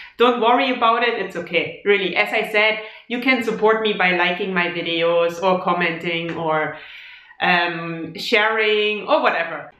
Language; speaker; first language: English; non-native, fluent; German